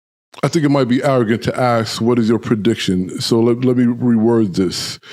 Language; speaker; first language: English; native; English